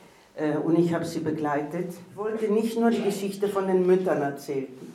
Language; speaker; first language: German; early bilingual, heritage; German